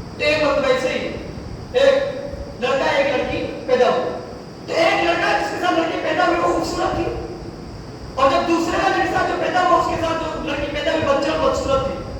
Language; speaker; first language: Urdu; native; Urdu